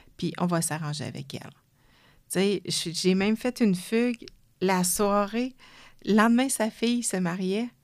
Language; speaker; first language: French; native; French